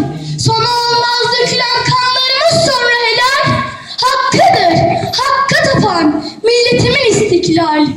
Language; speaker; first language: Turkish; native; Turkish